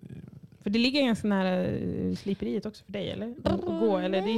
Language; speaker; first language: Swedish; native; Swedish